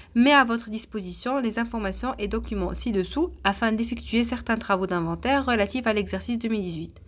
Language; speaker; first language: French; non-native, local second language; Arabic